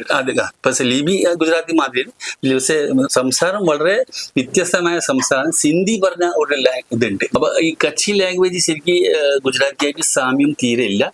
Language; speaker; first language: Malayalam; non-native, local second language; Gujarati